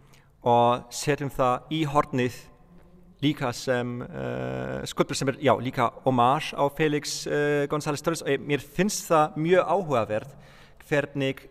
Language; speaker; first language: Icelandic; non-native, fluent; Polish